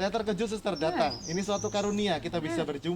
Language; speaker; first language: Indonesian; native; Indonesian